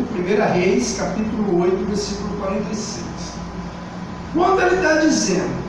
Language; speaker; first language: Portuguese; native; Portuguese